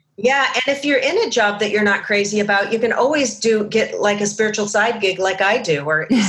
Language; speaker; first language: English; native; English